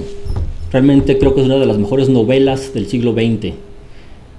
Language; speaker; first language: Spanish; native; Spanish